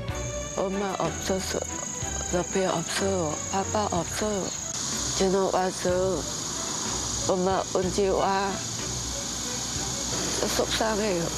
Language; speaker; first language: Korean; non-native, learner; Vietnamese